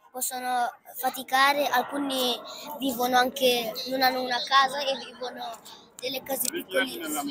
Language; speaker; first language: Italian; early bilingual, other home language; Fula